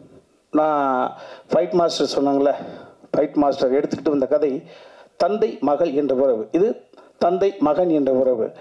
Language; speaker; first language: Tamil; native; Tamil